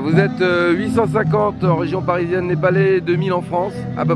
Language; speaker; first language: French; native; French